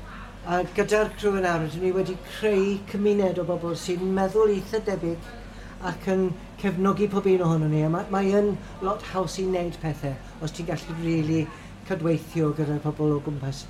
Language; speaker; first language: Welsh; non-native, fluent; English